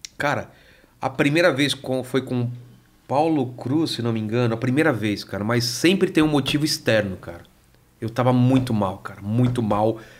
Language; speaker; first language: Portuguese; native; Portuguese